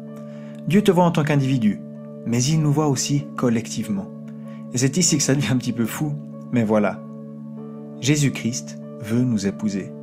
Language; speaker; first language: French; native; French